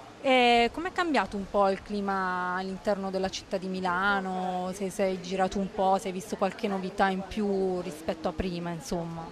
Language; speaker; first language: Italian; native; Italian